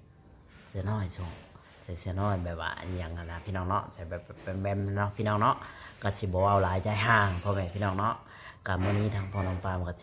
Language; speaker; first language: Thai; non-native, local second language; Northeastern Thai